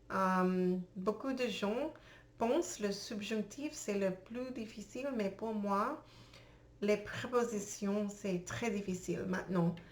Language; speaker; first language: French; non-native, learner; English